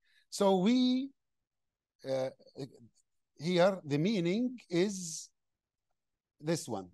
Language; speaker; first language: English; non-native, fluent; Arabic